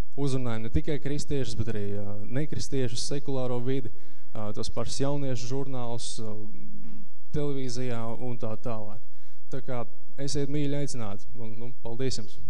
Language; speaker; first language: Latvian; native; Latvian